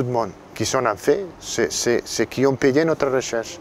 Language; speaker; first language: French; non-native, fluent; Catalan